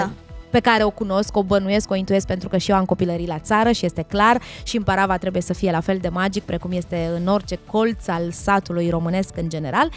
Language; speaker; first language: Romanian; native; Romanian